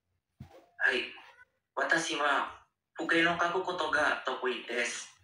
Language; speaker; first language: Japanese; non-native, learner; Indonesian